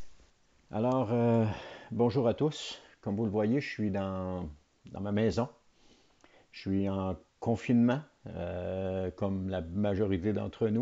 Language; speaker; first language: French; native; French